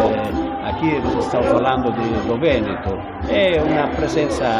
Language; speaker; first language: Portuguese; non-native, fluent; Italian